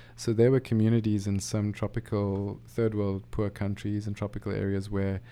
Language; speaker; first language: English; native; English